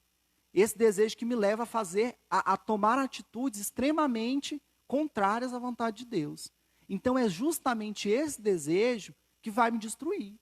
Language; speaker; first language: Portuguese; native; Portuguese